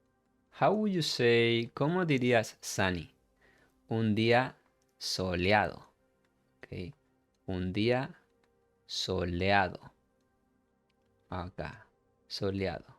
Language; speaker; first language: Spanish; non-native, fluent; English